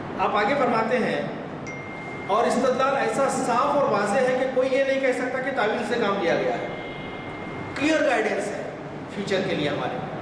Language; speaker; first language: Urdu; native; Urdu